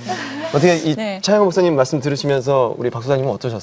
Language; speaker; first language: Korean; native; Korean